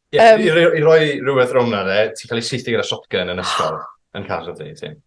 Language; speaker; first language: Welsh; native; Welsh